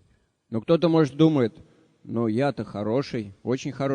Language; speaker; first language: Russian; native; Russian